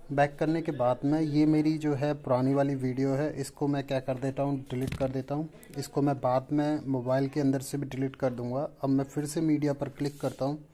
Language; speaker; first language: Hindi; native; Hindi